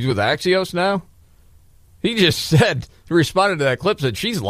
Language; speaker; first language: English; native; English